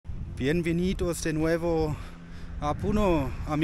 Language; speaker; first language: Spanish; non-native, learner; German